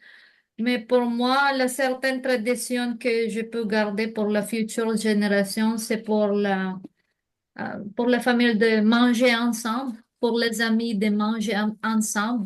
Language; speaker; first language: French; non-native, learner; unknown